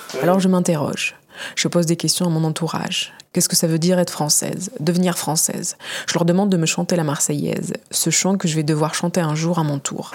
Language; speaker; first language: French; non-native, fluent; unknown